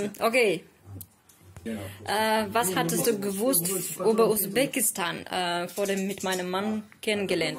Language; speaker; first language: German; non-native, learner; Uzbek